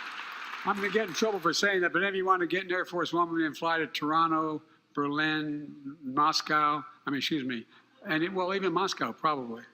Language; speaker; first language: English; native; English